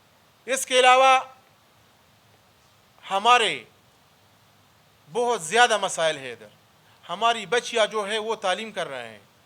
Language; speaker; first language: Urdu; early bilingual, other home language; Pashto